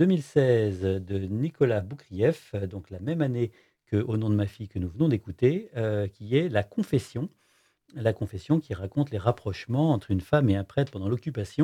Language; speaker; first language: French; native; French